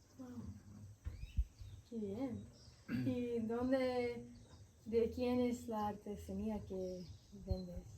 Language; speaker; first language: Spanish; non-native, fluent; English